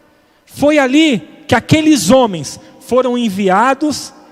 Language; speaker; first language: Portuguese; native; Portuguese